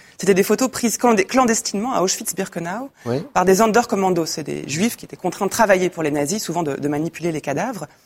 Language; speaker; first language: French; native; French